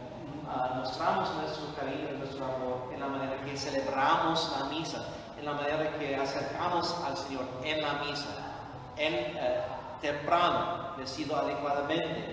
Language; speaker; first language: Spanish; non-native, fluent; English